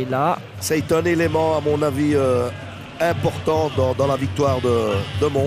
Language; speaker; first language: French; native; French